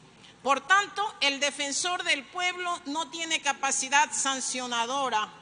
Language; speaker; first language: Spanish; native; Spanish